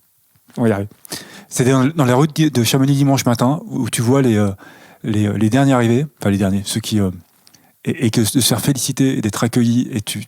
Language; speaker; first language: French; native; French